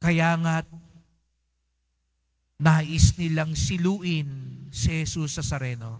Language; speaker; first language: Filipino; native; Filipino